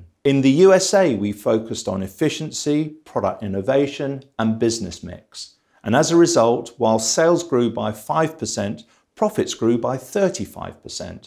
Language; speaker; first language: English; native; English